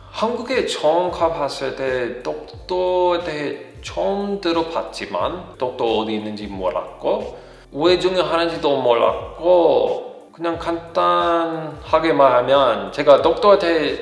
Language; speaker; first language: Korean; non-native, fluent; English